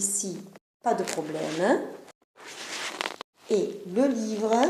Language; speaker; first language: French; non-native, fluent; Italian